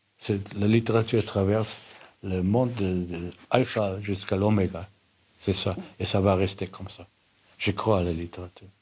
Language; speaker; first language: French; non-native, fluent; German